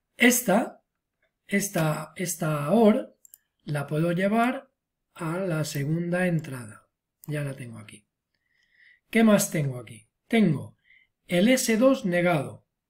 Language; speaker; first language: Spanish; non-native, local second language; Catalan